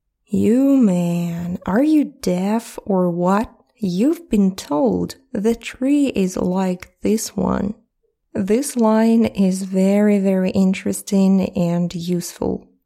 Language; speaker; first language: English; non-native, fluent; Russian